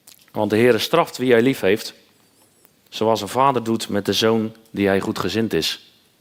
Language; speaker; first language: Dutch; native; Dutch